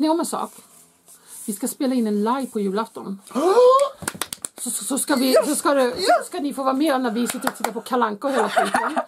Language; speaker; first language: Swedish; native; Swedish